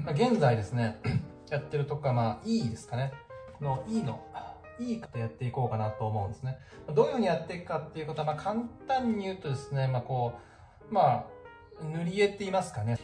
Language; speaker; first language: Japanese; native; Japanese